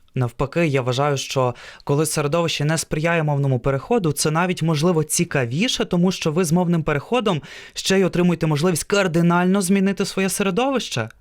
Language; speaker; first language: Ukrainian; non-native, local second language; Russian